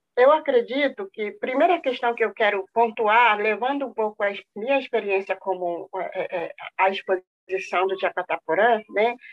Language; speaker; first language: Portuguese; non-native, local second language; Guarani